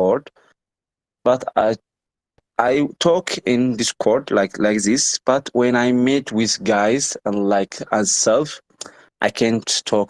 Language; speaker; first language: English; non-native, learner; Amharic